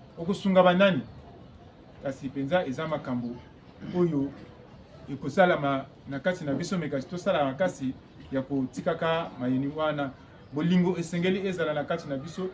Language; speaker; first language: Lingala; non-native, local second language; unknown